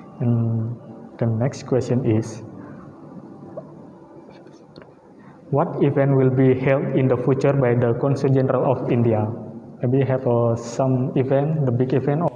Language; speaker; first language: English; non-native, learner; Indonesian